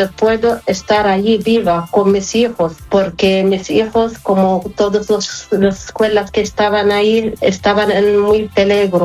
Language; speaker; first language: Spanish; non-native, fluent; Arabic